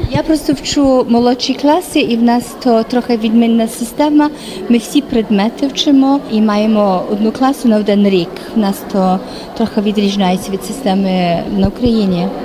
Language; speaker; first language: Ukrainian; early bilingual, heritage; Ukrainian